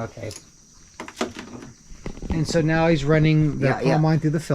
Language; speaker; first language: English; native; English